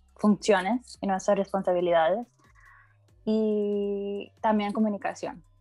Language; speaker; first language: Spanish; early bilingual, heritage; Spanish